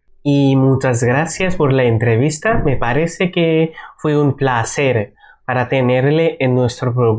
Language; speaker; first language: Spanish; non-native, learner; Bangla